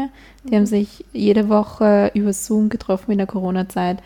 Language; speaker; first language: German; native; German